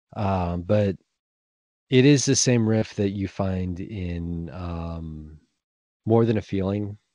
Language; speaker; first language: English; native; English